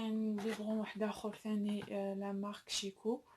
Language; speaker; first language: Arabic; native; Arabic